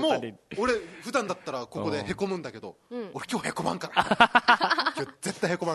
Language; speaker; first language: Japanese; native; Japanese